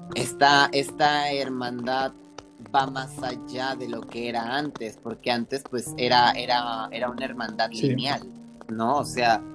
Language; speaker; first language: Spanish; native; Spanish